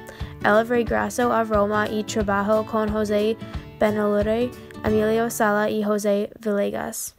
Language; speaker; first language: Spanish; non-native, learner; English